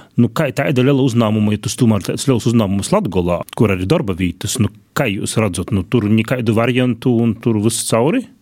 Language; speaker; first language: Latvian; native; Latvian